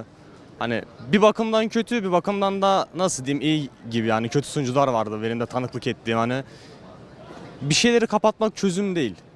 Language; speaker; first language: Turkish; native; Turkish